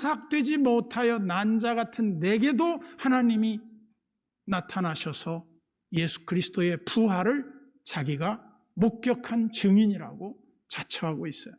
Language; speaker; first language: Korean; native; Korean